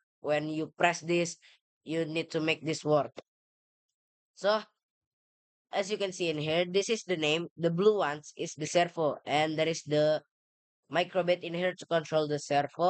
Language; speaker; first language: English; non-native, learner; Indonesian